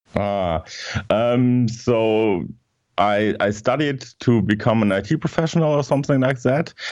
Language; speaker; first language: English; non-native, fluent; German